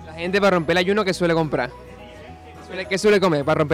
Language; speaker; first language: Spanish; native; Spanish